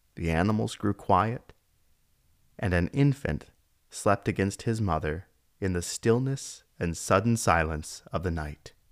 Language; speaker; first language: English; native; English